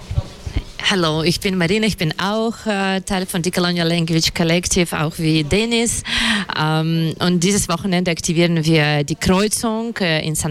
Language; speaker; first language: German; non-native, fluent; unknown